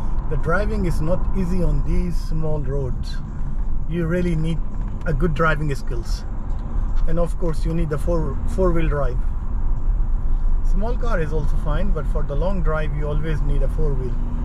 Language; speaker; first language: English; non-native, local second language; Urdu